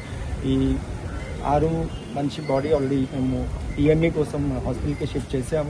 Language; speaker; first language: Telugu; non-native, learner; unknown